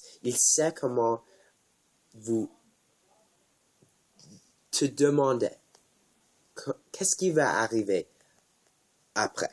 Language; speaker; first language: French; non-native, learner; English